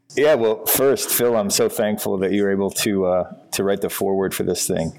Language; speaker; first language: English; native; English